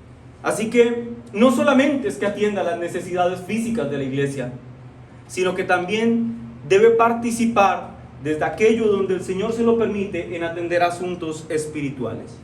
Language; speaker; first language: Spanish; native; Spanish